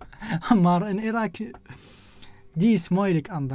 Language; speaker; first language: Dutch; non-native, learner; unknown